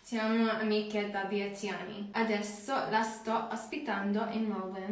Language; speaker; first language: Italian; non-native, learner; English